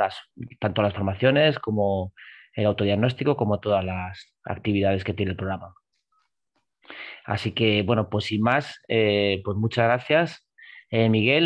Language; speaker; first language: Spanish; native; Spanish